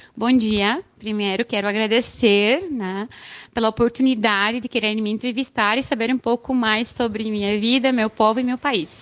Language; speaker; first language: Portuguese; non-native, fluent; Arabic